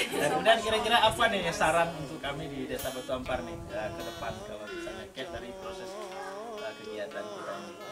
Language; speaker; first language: Indonesian; native; Indonesian